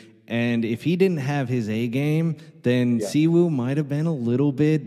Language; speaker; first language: English; native; English